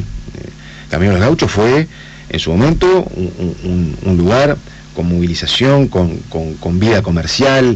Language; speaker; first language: Spanish; native; Spanish